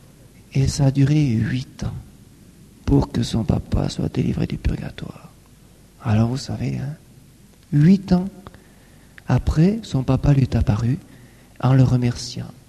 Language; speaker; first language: French; native; French